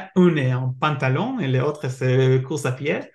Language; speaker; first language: French; non-native, learner; Hebrew